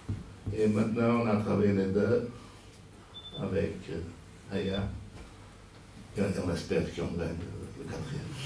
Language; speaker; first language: French; non-native, fluent; Portuguese